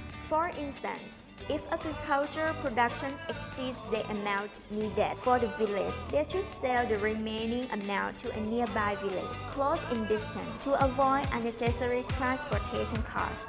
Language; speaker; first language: English; non-native, fluent; Thai